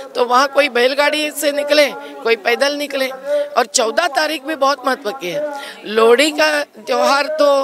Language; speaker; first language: Hindi; non-native, local second language; Marathi